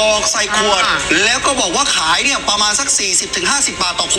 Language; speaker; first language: Thai; native; Thai